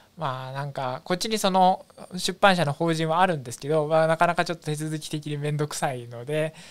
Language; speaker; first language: Japanese; native; Japanese